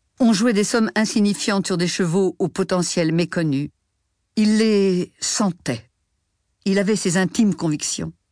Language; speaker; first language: French; native; French